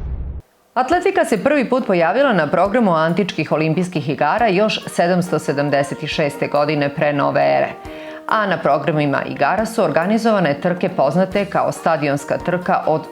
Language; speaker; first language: Serbian; native; Serbian